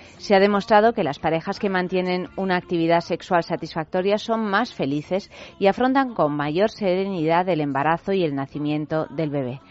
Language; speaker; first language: Spanish; native; Spanish